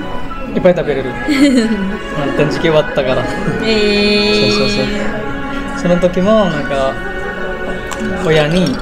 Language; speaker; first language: Japanese; non-native, fluent; Indonesian